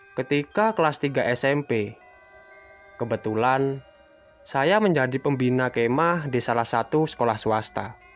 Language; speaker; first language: Indonesian; native; Indonesian